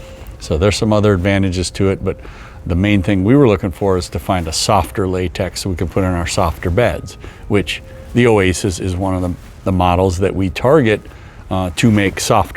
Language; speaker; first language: English; native; English